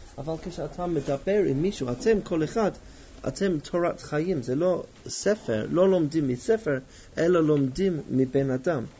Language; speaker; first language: Hebrew; non-native, fluent; English